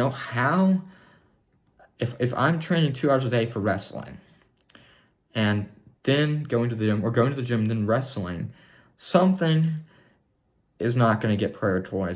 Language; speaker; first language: English; native; English